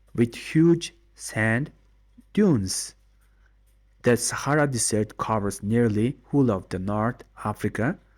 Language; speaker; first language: English; non-native, learner; Mongolian